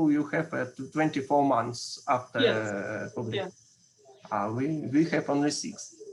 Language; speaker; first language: English; non-native, learner; Russian